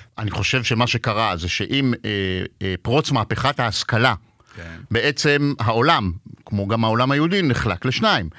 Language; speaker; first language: Hebrew; native; Hebrew